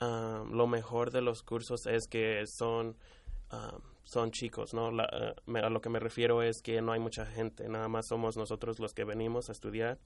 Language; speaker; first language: Spanish; early bilingual, heritage; Spanish